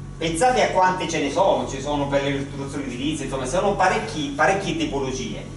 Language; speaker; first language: Italian; native; Italian